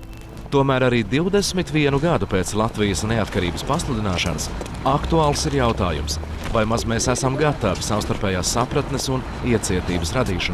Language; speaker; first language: Latvian; native; Latvian